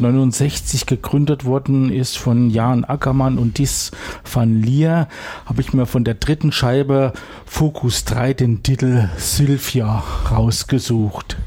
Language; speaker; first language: German; native; German